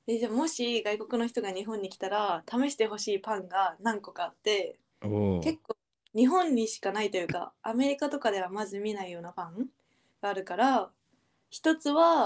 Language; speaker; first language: Japanese; native; Japanese